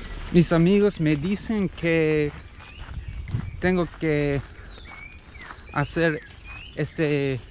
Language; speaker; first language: Spanish; non-native, learner; English